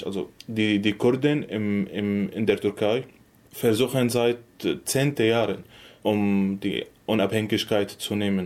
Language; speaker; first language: German; non-native, learner; Arabic